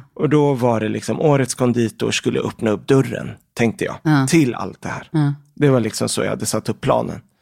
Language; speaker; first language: Swedish; early bilingual, other home language; Arabic